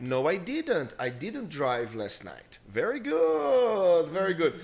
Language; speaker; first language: English; non-native, fluent; Portuguese